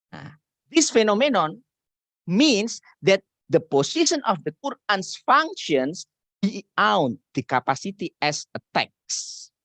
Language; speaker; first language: English; non-native, learner; Indonesian